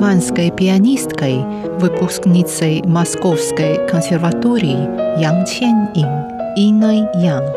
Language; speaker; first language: Russian; non-native, fluent; Chinese